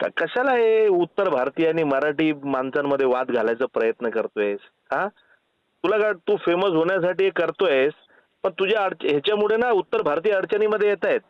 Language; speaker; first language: Marathi; non-native, local second language; Gujarati